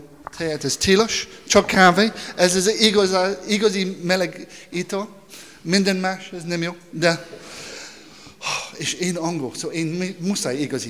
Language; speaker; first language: Hungarian; non-native, learner; English